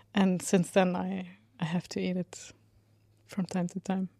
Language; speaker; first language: English; non-native, fluent; Swedish